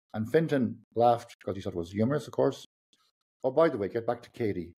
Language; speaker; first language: English; non-native, local second language; Irish